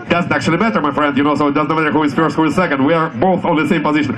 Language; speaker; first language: English; non-native, fluent; Russian